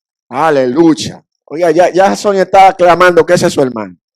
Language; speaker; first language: Spanish; native; Spanish